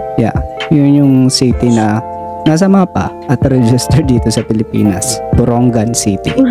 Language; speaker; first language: Filipino; non-native, local second language; Waray